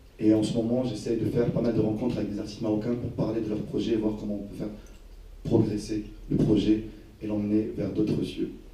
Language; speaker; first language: French; non-native, local second language; Arabic